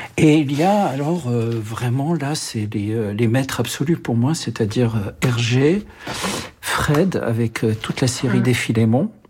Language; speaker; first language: French; early bilingual, other home language; Arabic